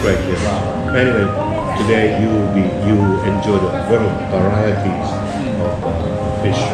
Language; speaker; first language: English; non-native, fluent; Khmer